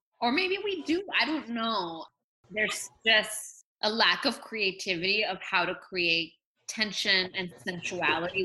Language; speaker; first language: English; early bilingual, other home language; Spanish